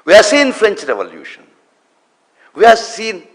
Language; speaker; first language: English; non-native, local second language; Telugu